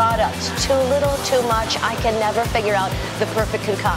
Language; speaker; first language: English; native; English